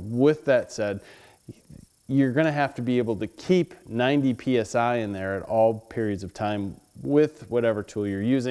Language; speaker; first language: English; native; English